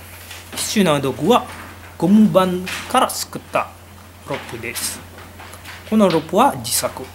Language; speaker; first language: Japanese; non-native, learner; Indonesian